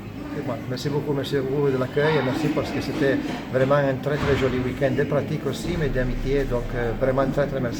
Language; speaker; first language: French; non-native, fluent; Italian